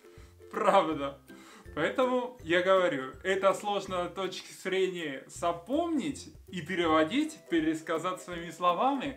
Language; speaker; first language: Russian; non-native, fluent; Spanish